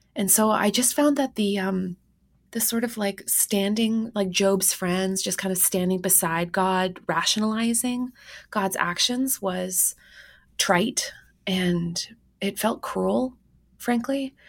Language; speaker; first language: English; native; English